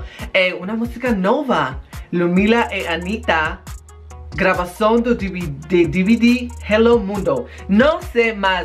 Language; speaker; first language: Portuguese; non-native, learner; Spanish